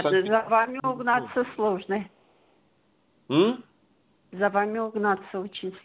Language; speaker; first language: Russian; native; Russian